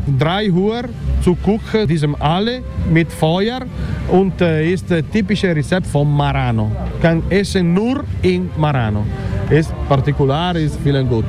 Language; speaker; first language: German; non-native, learner; Italian